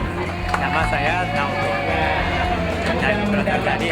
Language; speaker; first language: Indonesian; non-native, learner; Japanese